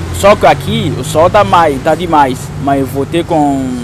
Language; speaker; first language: Portuguese; non-native, fluent; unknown